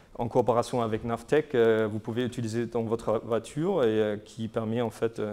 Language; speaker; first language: French; non-native, fluent; German